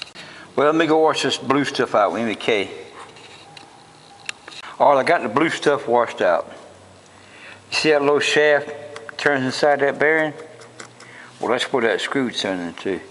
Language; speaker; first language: English; native; English